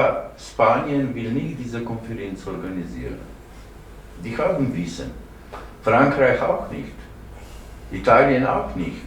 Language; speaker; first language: German; non-native, learner; Slovenian